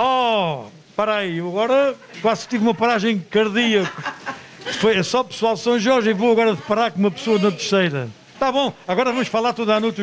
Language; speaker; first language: Portuguese; native; Portuguese